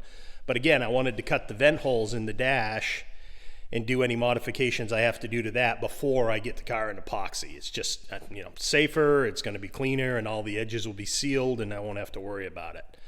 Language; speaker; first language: English; native; English